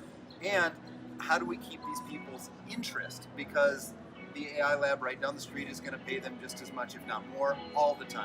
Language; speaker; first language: English; native; English